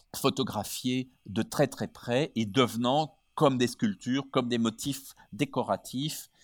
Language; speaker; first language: French; native; French